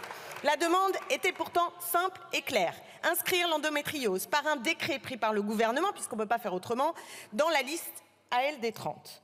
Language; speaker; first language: French; native; French